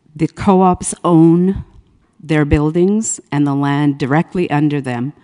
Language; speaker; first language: English; native; English